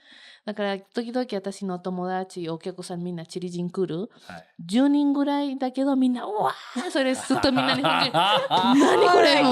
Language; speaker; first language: Japanese; non-native, learner; Spanish